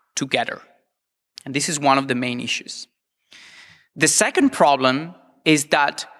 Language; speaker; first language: English; non-native, fluent; Italian